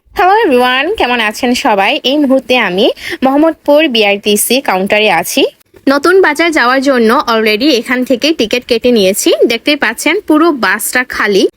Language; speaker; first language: Bangla; non-native, local second language; Marma